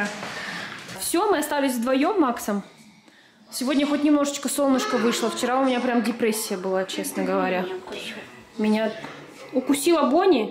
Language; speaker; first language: Russian; native; Russian